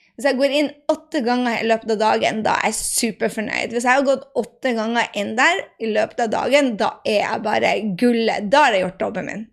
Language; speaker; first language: Norwegian; native; Norwegian